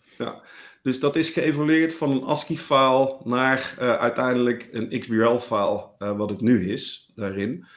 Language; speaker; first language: Dutch; native; Dutch